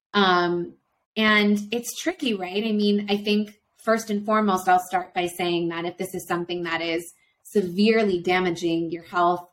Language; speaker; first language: English; native; English